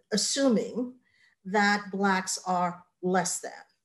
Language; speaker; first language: English; native; English